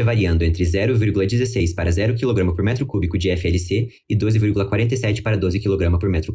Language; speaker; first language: Portuguese; native; Portuguese